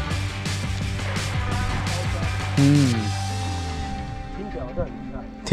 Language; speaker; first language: Chinese; native; Chinese